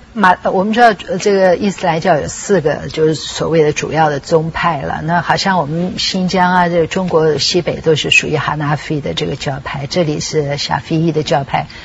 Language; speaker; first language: Chinese; native; Chinese